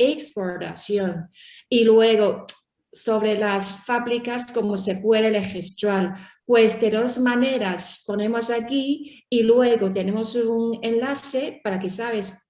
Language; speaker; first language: Spanish; non-native, learner; Chinese